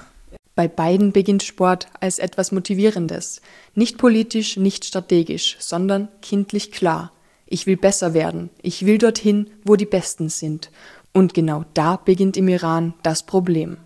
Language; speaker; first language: German; native; German